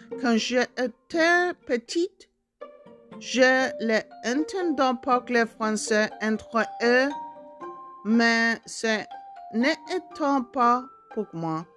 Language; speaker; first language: French; non-native, learner; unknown